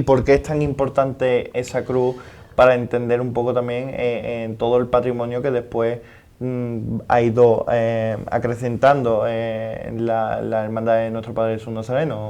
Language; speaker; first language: Spanish; native; Spanish